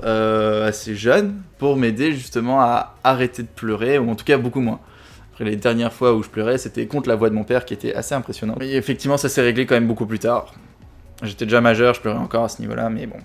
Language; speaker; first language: French; native; French